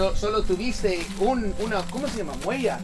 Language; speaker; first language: Spanish; non-native, fluent; English